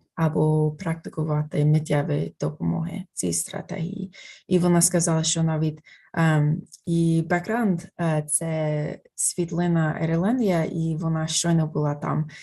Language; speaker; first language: Ukrainian; non-native, fluent; English